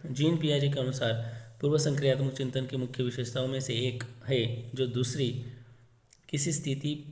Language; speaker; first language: Hindi; non-native, local second language; Marathi